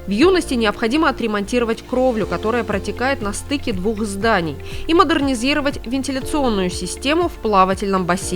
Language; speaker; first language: Russian; native; Russian